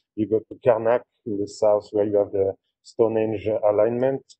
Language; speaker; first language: English; non-native, fluent; French